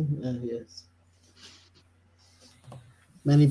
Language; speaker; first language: English; non-native, learner; Italian